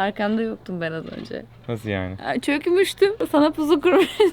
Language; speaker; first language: Turkish; native; Turkish